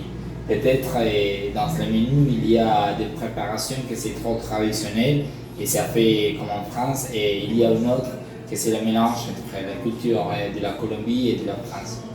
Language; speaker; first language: French; non-native, learner; Spanish